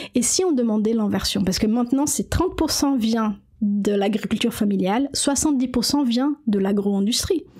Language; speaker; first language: French; non-native, fluent; Portuguese